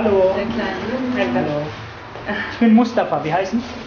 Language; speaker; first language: German; non-native, learner; Arabic